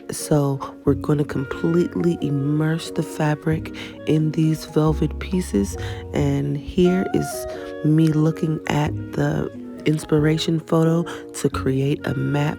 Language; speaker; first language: English; native; English